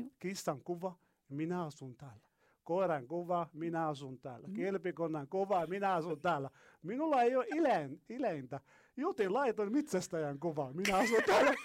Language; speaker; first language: Finnish; non-native, learner; Arabic